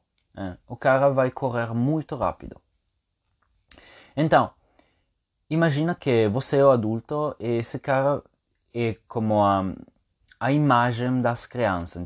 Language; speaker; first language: Portuguese; non-native, fluent; Italian